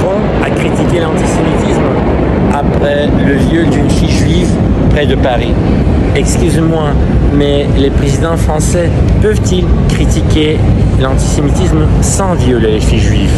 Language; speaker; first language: French; non-native, fluent; Russian